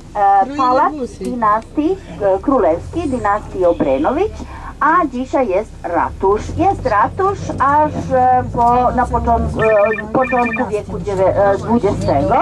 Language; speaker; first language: Polish; non-native, learner; Serbian